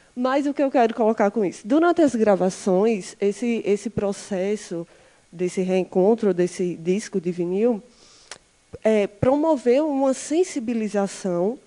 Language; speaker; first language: Portuguese; native; Portuguese